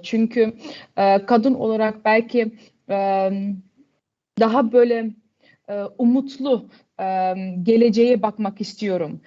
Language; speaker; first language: Turkish; early bilingual, heritage; Turkish